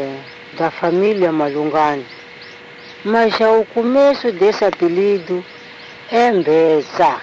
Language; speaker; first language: Portuguese; non-native, local second language; Tsonga